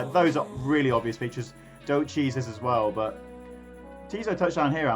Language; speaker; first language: English; native; English